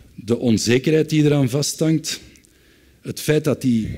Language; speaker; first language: Dutch; native; Dutch